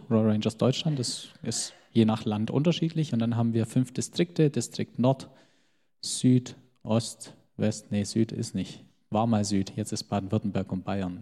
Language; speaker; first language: German; early bilingual, other home language; Albanian